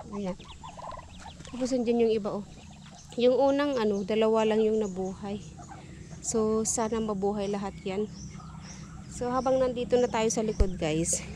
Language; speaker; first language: Filipino; non-native, local second language; Iloko